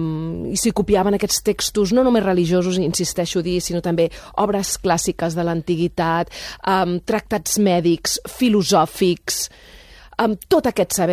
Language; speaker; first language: Catalan; native; Catalan